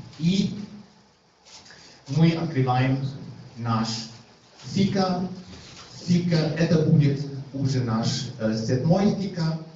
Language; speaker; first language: Russian; non-native, learner; German